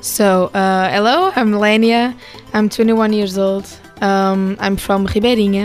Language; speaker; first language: English; non-native, learner; Portuguese